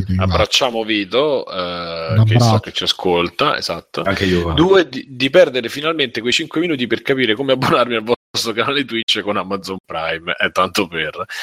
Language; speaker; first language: Italian; native; Italian